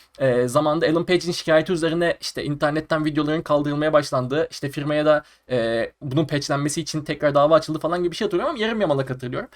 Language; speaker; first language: Turkish; native; Turkish